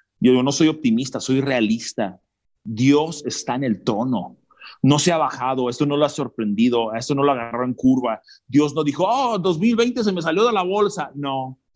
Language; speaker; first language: Spanish; early bilingual, other home language; English